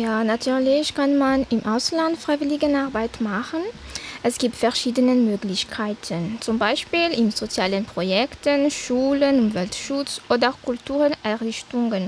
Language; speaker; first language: German; non-native, fluent; Malagasy